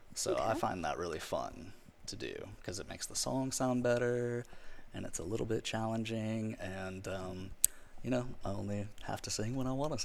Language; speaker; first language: English; native; English